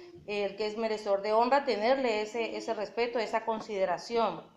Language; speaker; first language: Spanish; native; Spanish